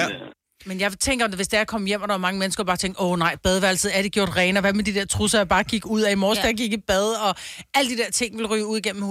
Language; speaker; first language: Danish; native; Danish